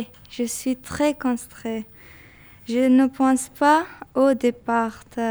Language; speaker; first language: French; non-native, learner; Persian